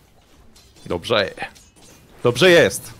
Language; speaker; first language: Polish; native; Polish